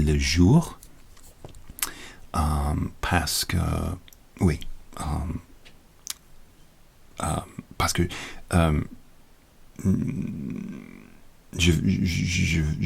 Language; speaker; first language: French; non-native, learner; English